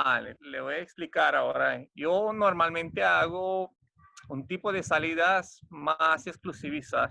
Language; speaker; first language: Spanish; non-native, fluent; Romanian